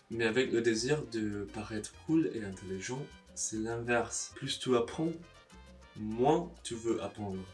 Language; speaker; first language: French; non-native, learner; English